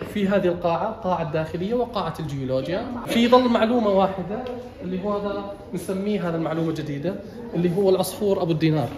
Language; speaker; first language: Arabic; native; Arabic